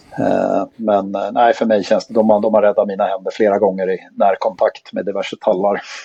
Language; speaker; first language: Swedish; native; Swedish